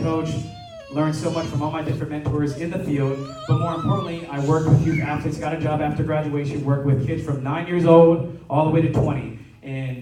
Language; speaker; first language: English; native; English